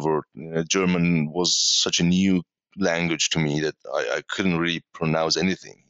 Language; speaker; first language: English; non-native, fluent; Persian